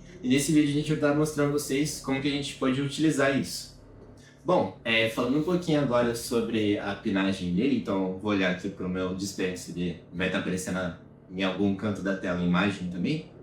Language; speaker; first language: Portuguese; native; Portuguese